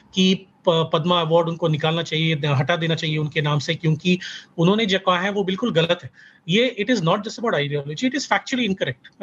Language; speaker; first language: Hindi; native; Hindi